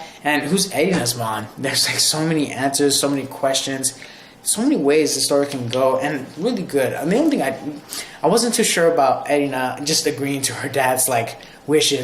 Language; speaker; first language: English; native; English